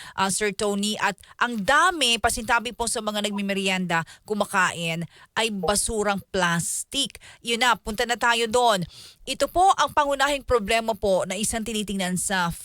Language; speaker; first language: Filipino; native; Filipino